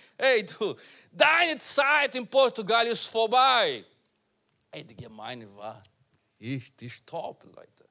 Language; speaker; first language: German; non-native, learner; Portuguese